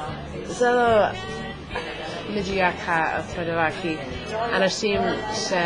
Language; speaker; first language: Hebrew; non-native, learner; English